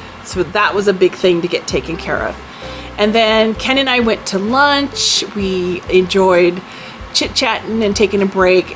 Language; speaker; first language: English; native; English